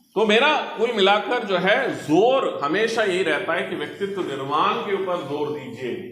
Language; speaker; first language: Hindi; non-native, local second language; Telugu